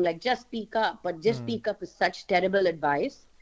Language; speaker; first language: English; non-native, local second language; Hindi